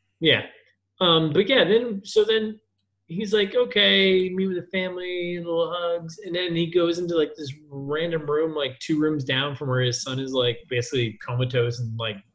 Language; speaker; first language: English; native; English